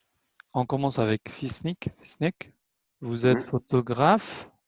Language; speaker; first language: French; non-native, fluent; Albanian